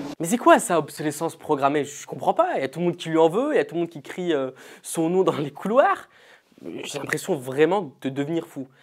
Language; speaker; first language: French; native; French